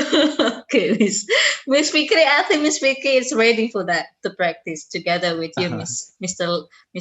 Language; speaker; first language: English; non-native, fluent; Indonesian